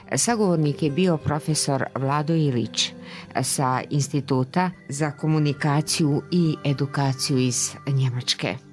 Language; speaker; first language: Serbian; native; Serbian